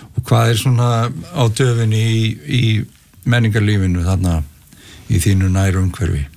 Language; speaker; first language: Icelandic; native; Icelandic